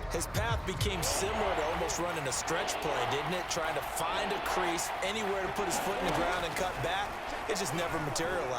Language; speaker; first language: English; native; English